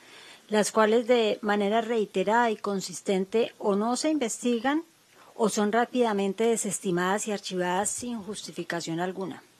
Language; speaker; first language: Spanish; native; Spanish